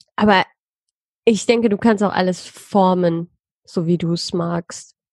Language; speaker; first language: German; early bilingual, other home language; Persian